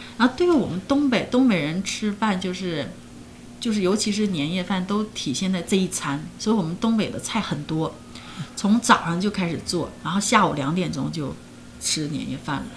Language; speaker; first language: Chinese; native; Chinese